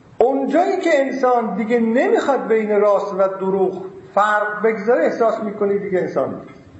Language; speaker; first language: Persian; non-native, local second language; Azerbaijani